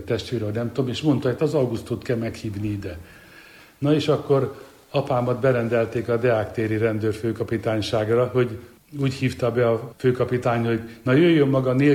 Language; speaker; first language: Hungarian; native; Hungarian